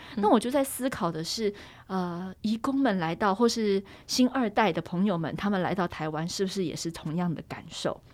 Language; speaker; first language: Chinese; native; Chinese